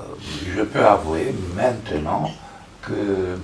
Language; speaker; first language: French; non-native, fluent; Romanian